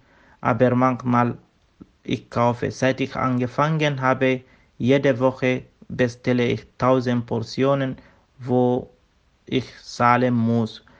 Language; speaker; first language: German; non-native, learner; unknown